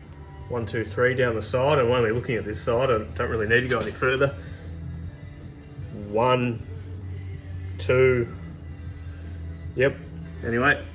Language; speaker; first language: English; native; English